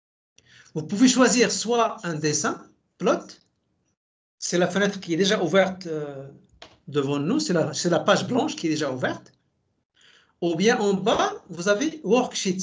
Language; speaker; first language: French; native; French